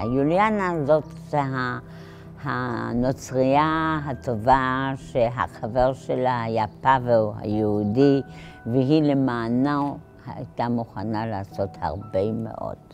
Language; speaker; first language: Hebrew; non-native, fluent; Polish